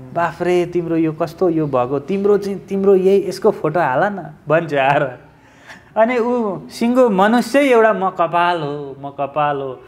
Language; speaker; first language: Nepali; native; Nepali